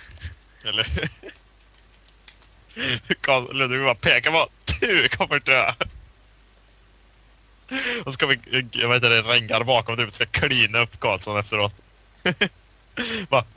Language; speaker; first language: Swedish; native; Swedish